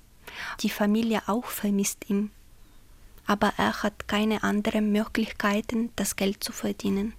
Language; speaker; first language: German; non-native, fluent; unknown